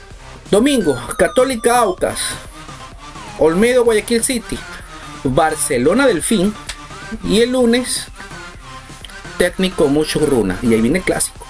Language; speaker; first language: Spanish; native; Spanish